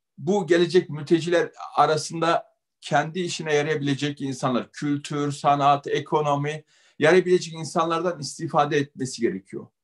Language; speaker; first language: Turkish; native; Turkish